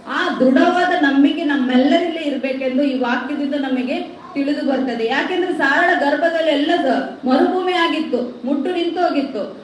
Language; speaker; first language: Kannada; non-native, local second language; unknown